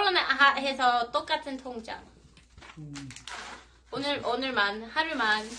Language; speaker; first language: Korean; non-native, learner; Swedish